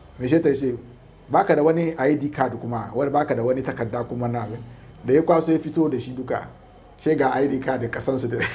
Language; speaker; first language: Hausa; non-native, local second language; Fula